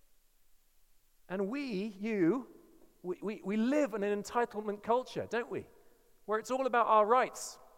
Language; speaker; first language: English; native; English